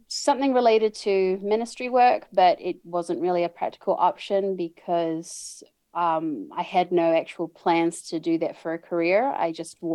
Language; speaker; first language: English; native; English